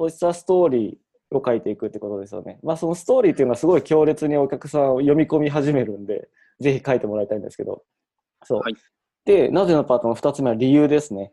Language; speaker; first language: Japanese; native; Japanese